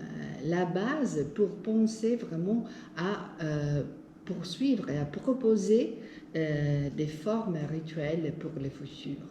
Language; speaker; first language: French; non-native, fluent; Italian